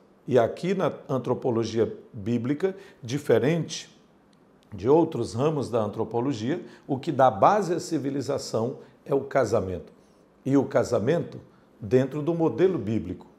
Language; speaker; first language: Portuguese; native; Portuguese